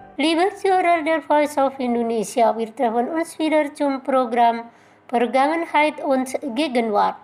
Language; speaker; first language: German; non-native, fluent; Indonesian